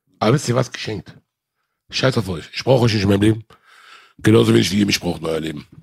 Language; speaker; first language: German; early bilingual, other home language; Arabic